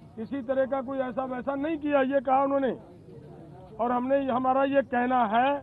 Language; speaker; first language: Hindi; non-native, local second language; Punjabi